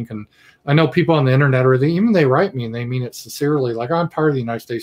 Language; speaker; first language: English; native; English